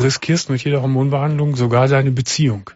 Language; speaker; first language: German; native; German